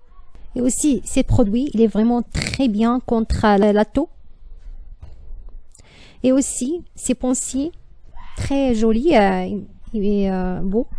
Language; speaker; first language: French; non-native, learner; Arabic